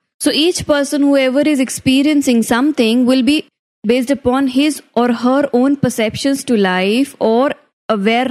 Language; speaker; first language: English; non-native, local second language; Hindi